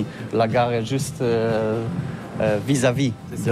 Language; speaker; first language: French; non-native, learner; Polish